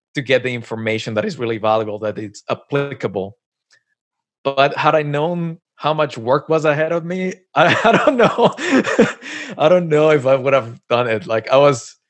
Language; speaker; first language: English; non-native, fluent; Spanish